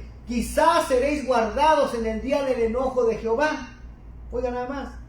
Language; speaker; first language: Spanish; native; Spanish